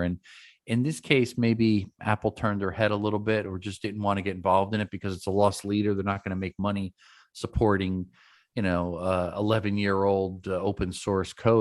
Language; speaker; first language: English; native; English